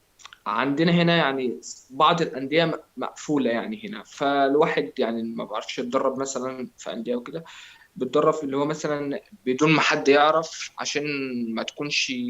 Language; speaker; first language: Arabic; native; Arabic